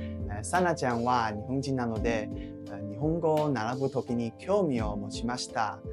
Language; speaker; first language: Japanese; non-native, learner; Hakka Chinese